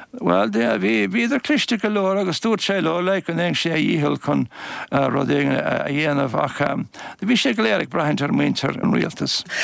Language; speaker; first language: Irish; native; Irish